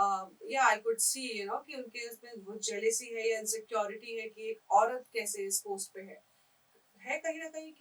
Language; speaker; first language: Hindi; native; Hindi